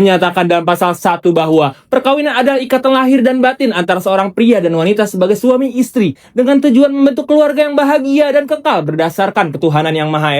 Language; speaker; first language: Indonesian; native; Indonesian